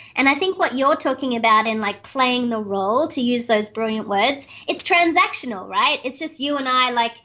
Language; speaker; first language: English; native; English